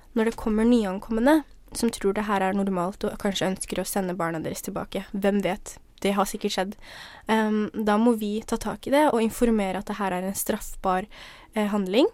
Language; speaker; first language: Norwegian; early bilingual, other home language; Somali